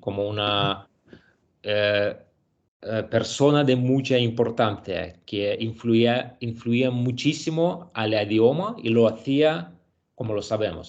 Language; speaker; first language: Spanish; non-native, learner; Russian